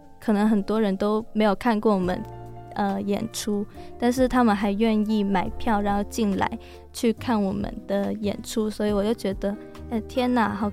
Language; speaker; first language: Chinese; non-native, local second language; Cantonese